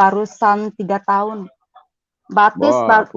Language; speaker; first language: Indonesian; non-native, learner; Cantonese